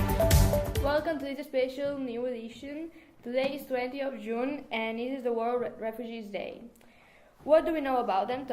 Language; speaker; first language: English; non-native, learner; Catalan